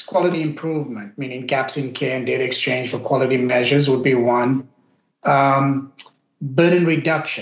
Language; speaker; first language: English; native; English